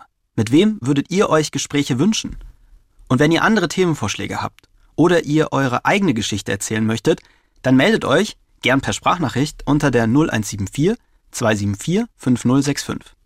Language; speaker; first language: German; native; German